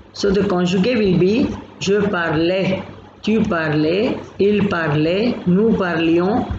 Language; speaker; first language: French; non-native, fluent; Gujarati